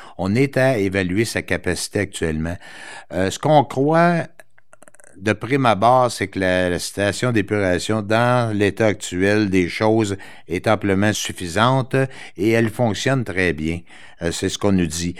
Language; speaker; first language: French; native; French